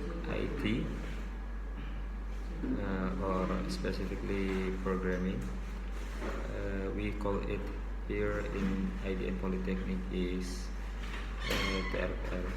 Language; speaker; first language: English; non-native, local second language; Indonesian